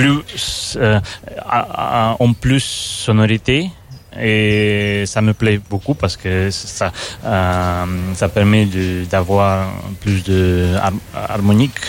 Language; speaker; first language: French; non-native, fluent; Russian